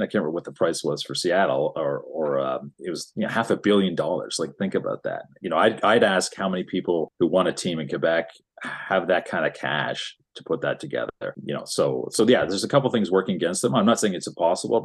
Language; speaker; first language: English; native; English